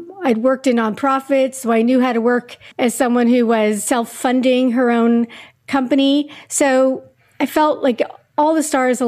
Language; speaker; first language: English; native; English